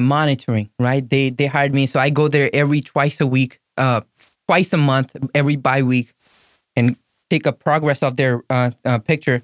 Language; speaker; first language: English; non-native, local second language; Gujarati